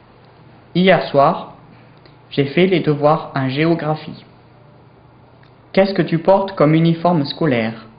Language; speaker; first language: French; non-native, learner; English